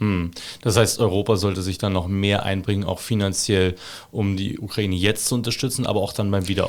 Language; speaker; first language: German; native; German